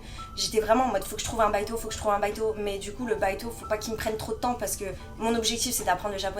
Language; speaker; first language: French; native; French